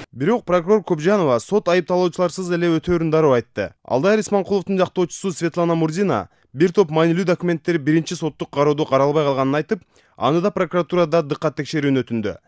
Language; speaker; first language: Kyrgyz; native; Kyrgyz